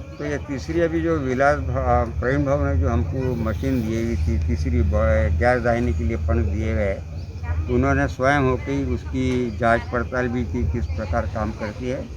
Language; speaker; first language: Hindi; non-native, local second language; Marathi